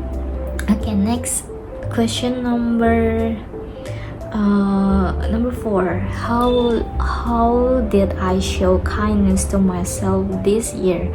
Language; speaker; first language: English; non-native, learner; Indonesian